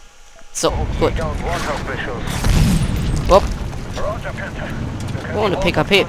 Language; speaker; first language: German; native; German